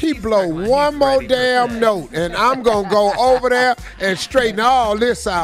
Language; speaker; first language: English; native; English